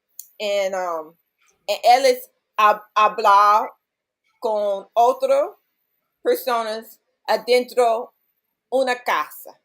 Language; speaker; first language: Spanish; non-native, learner; English